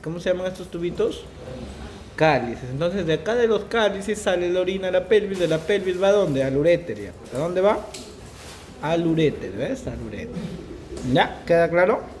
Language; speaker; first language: Spanish; native; Spanish